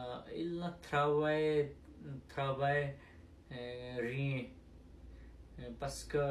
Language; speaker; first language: French; non-native, learner; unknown